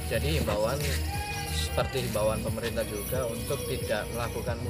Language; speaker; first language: Indonesian; native; Indonesian